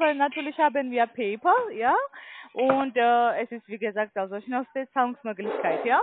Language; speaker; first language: German; non-native, learner; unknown